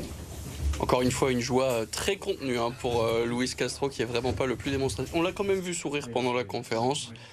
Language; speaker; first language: French; native; French